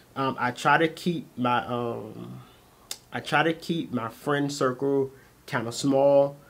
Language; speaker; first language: English; native; English